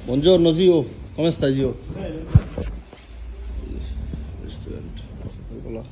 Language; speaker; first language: Italian; non-native, learner; Bangla